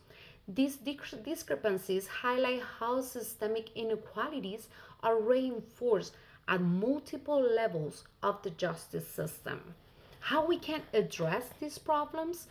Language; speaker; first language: English; non-native, fluent; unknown